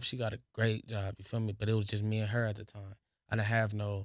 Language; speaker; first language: English; native; English